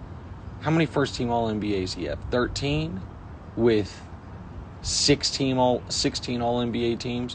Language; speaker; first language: English; native; English